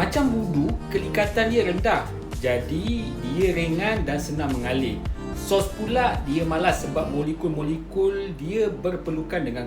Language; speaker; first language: Malay; native; Malay